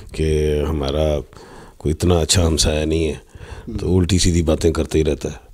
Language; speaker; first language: Urdu; non-native, local second language; Punjabi